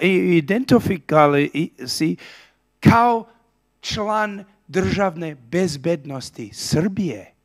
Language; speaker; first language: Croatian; early bilingual, heritage; Serbian